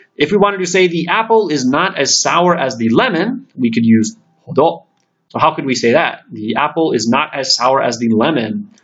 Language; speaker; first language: English; native; English